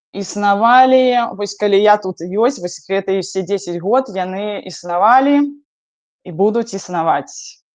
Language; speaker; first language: Belarusian; native; Belarusian